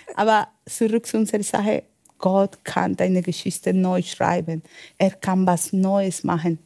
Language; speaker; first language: German; non-native, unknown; Spanish